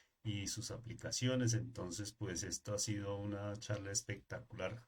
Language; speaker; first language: Spanish; native; Spanish